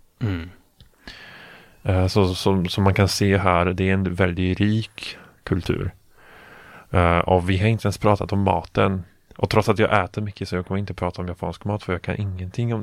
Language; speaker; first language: Swedish; non-native, fluent; Polish